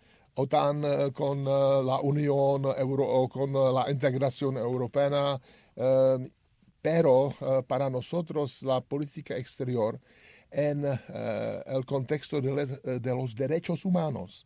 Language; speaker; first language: Spanish; non-native, learner; Czech